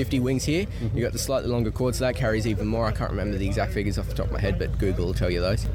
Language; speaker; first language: English; native; English